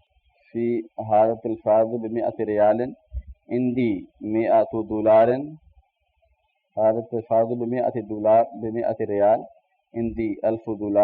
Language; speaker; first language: Arabic; non-native, fluent; Urdu